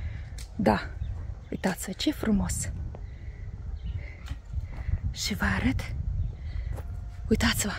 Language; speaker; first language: Romanian; non-native, learner; Russian